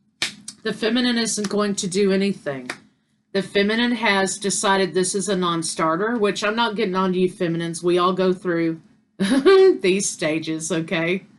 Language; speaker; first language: English; native; English